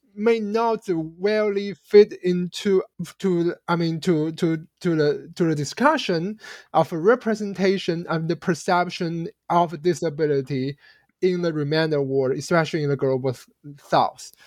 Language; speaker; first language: English; non-native, fluent; Chinese